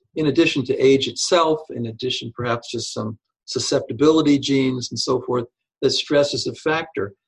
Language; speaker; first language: English; native; English